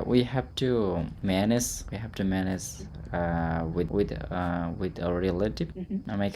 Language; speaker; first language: English; non-native, learner; Hindi